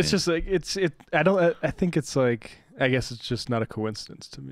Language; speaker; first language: English; native; English